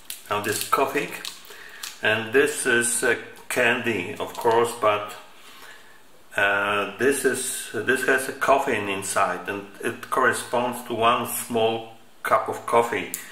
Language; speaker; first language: English; non-native, fluent; Polish